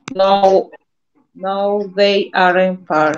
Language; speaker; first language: English; non-native, learner; Spanish